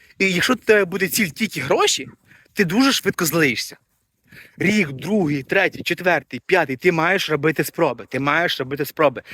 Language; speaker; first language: Ukrainian; native; Ukrainian